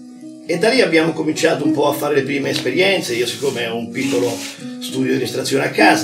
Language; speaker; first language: Italian; native; Italian